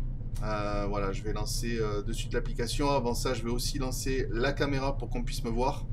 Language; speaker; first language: French; native; French